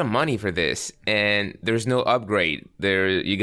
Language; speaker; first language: English; non-native, fluent; French